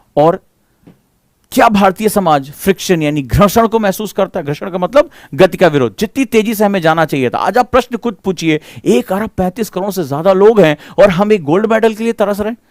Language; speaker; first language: Hindi; native; Hindi